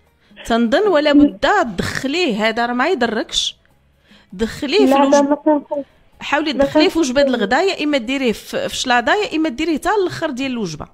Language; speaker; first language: Arabic; native; Arabic